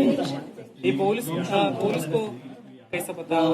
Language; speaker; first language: Hindi; non-native, local second language; Malayalam